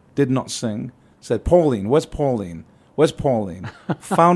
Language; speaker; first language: English; native; English